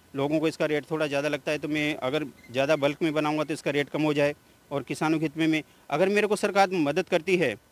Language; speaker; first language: Hindi; native; Hindi